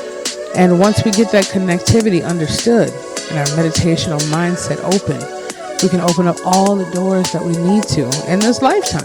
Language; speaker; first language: English; native; English